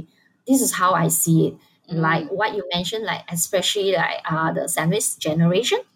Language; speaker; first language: English; non-native, local second language; Chinese